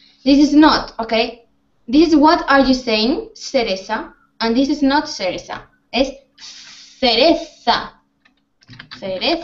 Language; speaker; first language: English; non-native, fluent; Spanish